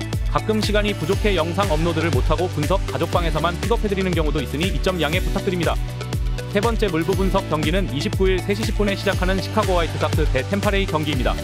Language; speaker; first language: Korean; native; Korean